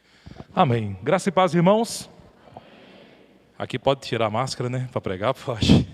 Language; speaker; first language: Portuguese; native; Portuguese